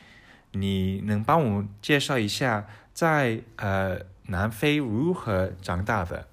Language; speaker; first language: Chinese; early bilingual, heritage; English